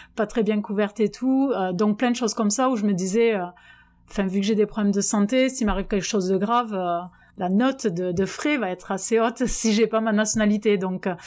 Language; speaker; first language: French; native; French